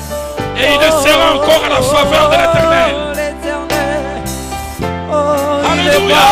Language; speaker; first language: French; non-native, local second language; Lingala